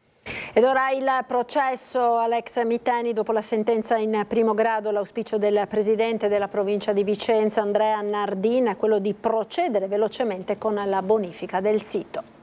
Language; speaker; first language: Italian; native; Italian